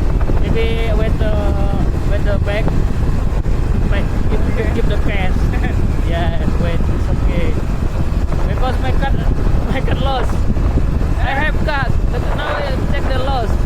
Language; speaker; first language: English; non-native, learner; Indonesian